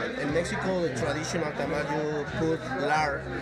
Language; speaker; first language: English; non-native, learner; Spanish